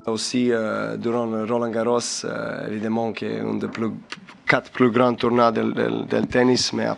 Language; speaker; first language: French; non-native, fluent; Serbian